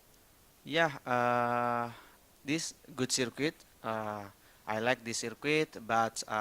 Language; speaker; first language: English; non-native, learner; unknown